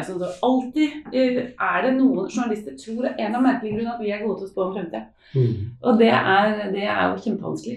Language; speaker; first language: Norwegian; native; Norwegian